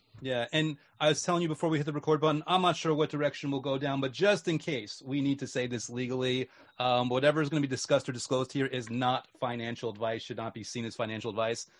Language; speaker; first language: English; native; English